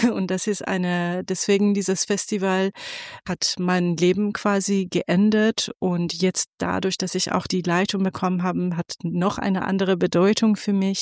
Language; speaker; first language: German; non-native, fluent; Persian